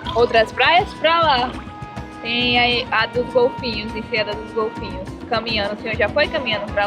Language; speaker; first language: Portuguese; native; Portuguese